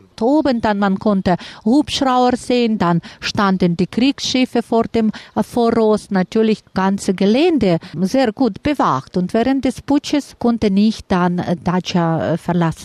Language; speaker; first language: German; non-native, learner; Russian